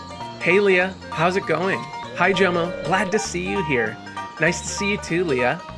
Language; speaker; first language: English; native; English